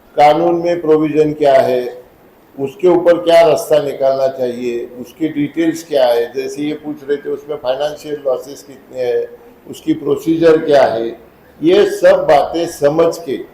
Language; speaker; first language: Hindi; non-native, local second language; Marathi